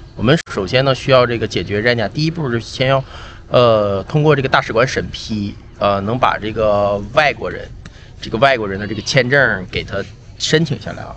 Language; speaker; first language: Chinese; native; Chinese